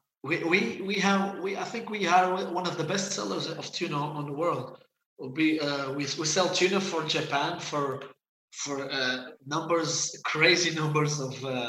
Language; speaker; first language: English; non-native, fluent; Portuguese